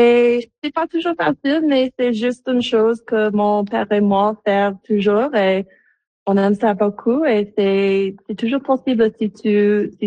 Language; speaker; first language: French; non-native, local second language; English